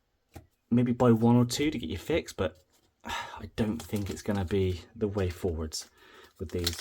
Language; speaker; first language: English; native; English